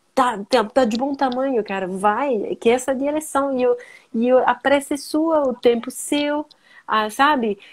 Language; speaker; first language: Portuguese; non-native, fluent; French